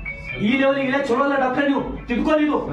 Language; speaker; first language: Kannada; native; Kannada